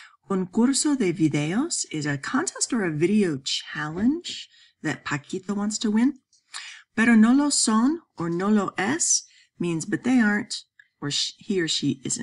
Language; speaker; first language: English; native; English